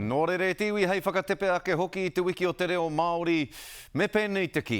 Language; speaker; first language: Māori; non-native, local second language; English